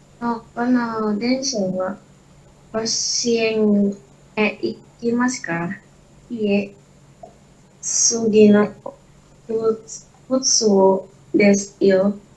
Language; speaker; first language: Japanese; non-native, learner; Indonesian